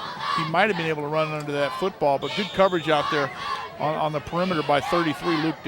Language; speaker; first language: English; native; English